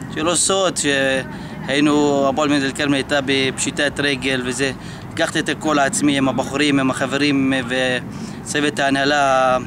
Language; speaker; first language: Hebrew; non-native, local second language; Arabic